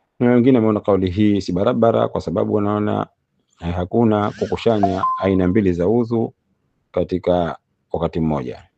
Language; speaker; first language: Swahili; native; Swahili